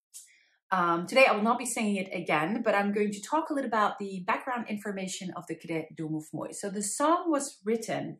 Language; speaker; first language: English; non-native, fluent; Dutch